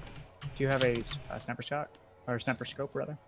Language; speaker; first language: English; native; English